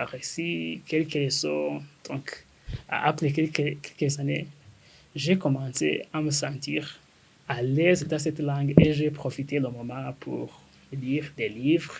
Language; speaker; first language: French; non-native, local second language; Kinyarwanda